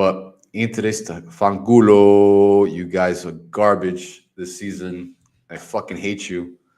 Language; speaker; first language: English; native; English